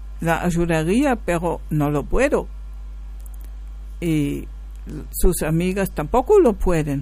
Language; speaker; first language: Spanish; native; Spanish